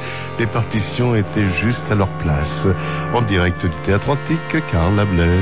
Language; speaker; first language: French; native; French